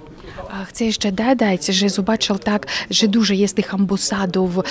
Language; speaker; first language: Polish; non-native, fluent; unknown